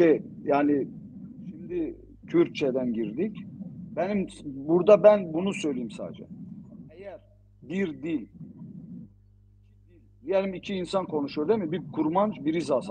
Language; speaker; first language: Turkish; non-native, local second language; Zaza